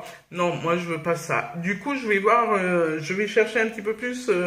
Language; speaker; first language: French; native; French